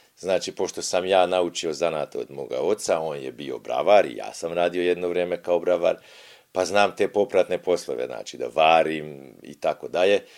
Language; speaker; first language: Bosnian; native; Bosnian